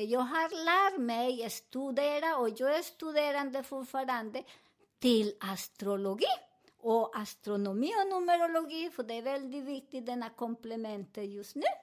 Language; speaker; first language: Swedish; non-native, learner; Spanish